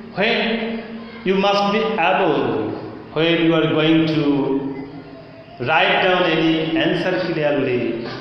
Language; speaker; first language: English; non-native, local second language; Bangla